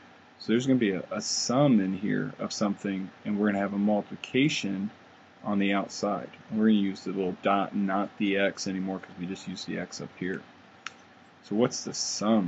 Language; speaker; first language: English; native; English